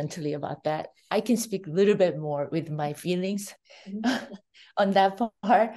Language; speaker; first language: English; non-native, fluent; Korean